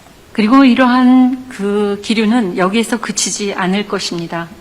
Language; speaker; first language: Korean; native; Korean